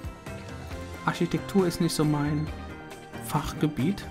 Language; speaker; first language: German; native; German